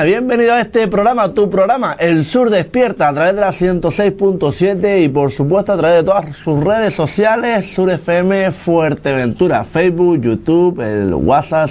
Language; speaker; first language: Spanish; native; Spanish